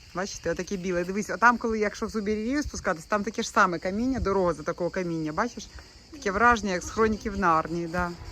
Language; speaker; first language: Ukrainian; non-native, local second language; Russian